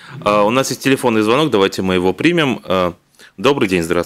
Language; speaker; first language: Russian; native; Russian